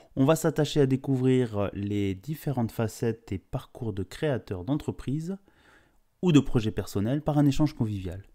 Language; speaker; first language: French; native; French